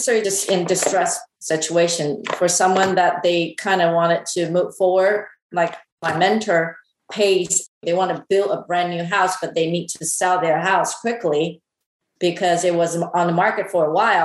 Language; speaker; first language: English; non-native, fluent; Chinese